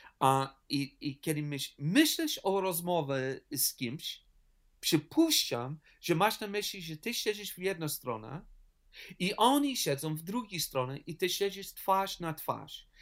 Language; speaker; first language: Polish; non-native, learner; English